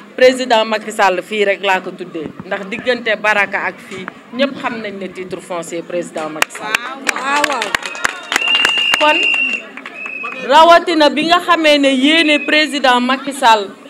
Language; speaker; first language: Wolof; native; Wolof